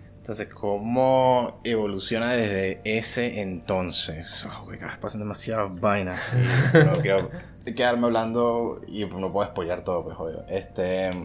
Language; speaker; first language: Spanish; native; Spanish